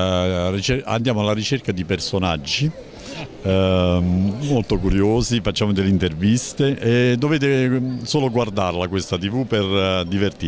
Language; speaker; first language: Italian; native; Italian